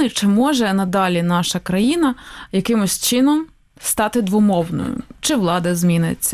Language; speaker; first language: Ukrainian; native; Ukrainian